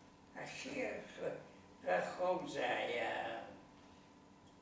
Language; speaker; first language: Hebrew; non-native, learner; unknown